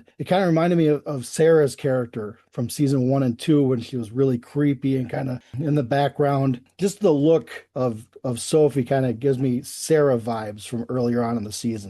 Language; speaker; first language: English; native; English